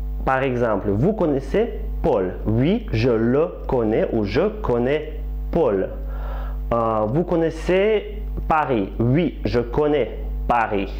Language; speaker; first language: French; non-native, fluent; Russian